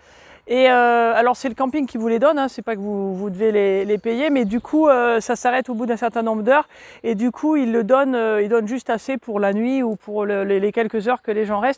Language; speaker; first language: French; native; French